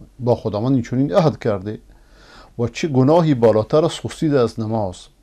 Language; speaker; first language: Persian; non-native, local second language; Baluchi